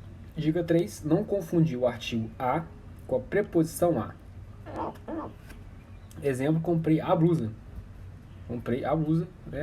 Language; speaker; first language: Portuguese; native; Portuguese